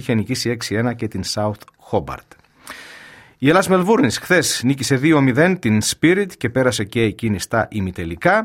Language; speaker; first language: Greek; native; Greek